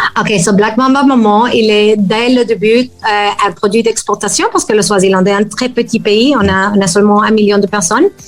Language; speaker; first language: French; non-native, fluent; Spanish